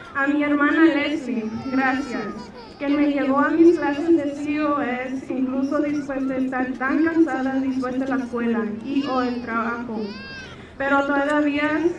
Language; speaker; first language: Spanish; early bilingual, heritage; Spanish